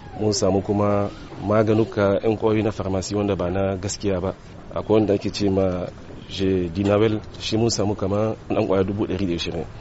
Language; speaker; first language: Hausa; non-native, local second language; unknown